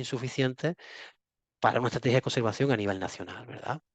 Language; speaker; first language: Spanish; native; Spanish